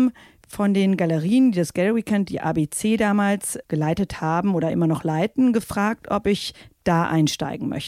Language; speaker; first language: German; native; German